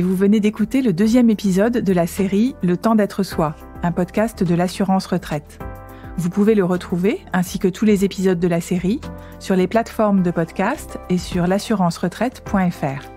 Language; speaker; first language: French; native; French